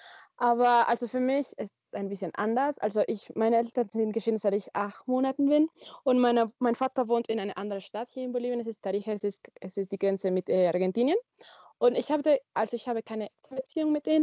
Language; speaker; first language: German; non-native, learner; Spanish